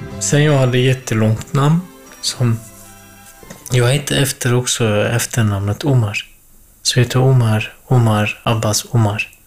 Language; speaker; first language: Swedish; non-native, fluent; Central Kurdish